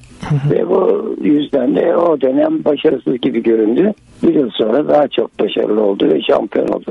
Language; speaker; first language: Turkish; native; Turkish